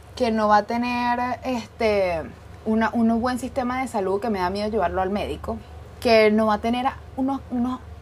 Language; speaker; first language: Spanish; native; Spanish